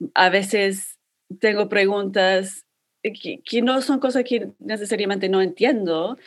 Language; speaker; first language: Spanish; non-native, fluent; English